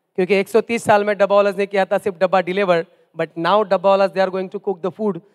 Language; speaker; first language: Hindi; non-native, local second language; Marathi